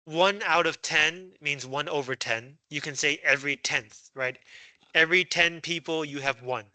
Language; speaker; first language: English; non-native, fluent; Chinese